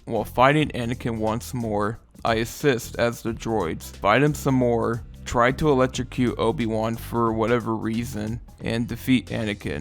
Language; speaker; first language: English; native; English